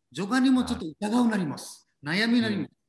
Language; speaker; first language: Japanese; non-native, learner; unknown